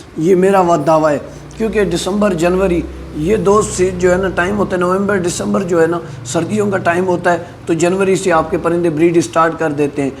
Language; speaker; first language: Urdu; non-native, local second language; Sindhi